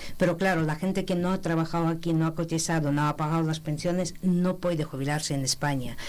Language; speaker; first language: Spanish; non-native, fluent; Ukrainian